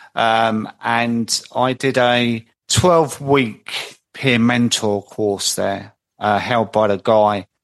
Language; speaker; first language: English; native; English